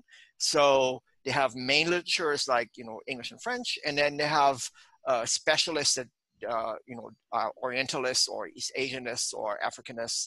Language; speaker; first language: English; non-native, fluent; German